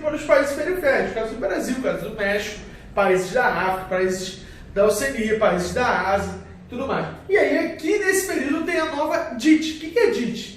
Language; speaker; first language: Portuguese; native; Portuguese